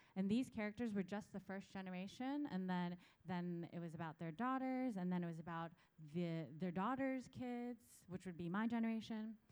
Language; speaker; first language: English; early bilingual, other home language; Korean